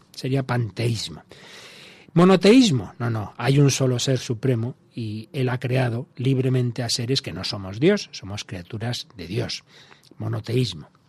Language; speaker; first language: Spanish; native; Spanish